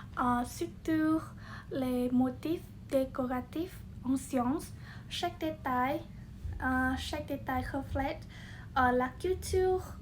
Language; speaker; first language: French; non-native, learner; Vietnamese